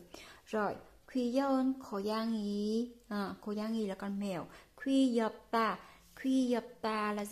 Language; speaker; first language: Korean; non-native, fluent; Vietnamese